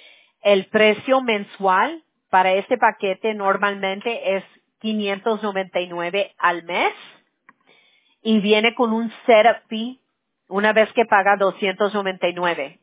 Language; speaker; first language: Spanish; early bilingual, heritage; Spanish